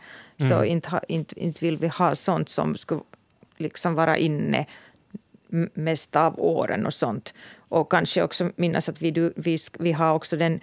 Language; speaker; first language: Swedish; non-native, local second language; Finnish